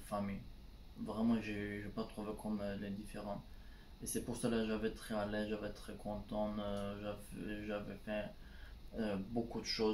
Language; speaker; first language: French; non-native, learner; Turkish